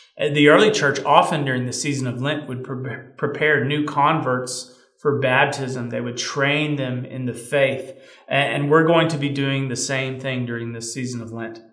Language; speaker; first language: English; native; English